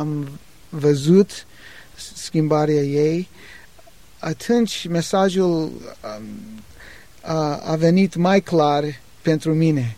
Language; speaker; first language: Romanian; non-native, learner; English